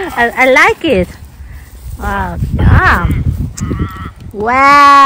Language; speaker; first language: English; non-native, local second language; Vietnamese